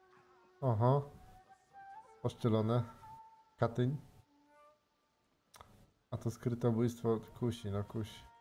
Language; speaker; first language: Polish; native; Polish